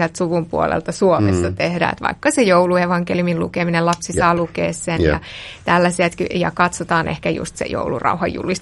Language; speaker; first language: Finnish; native; Finnish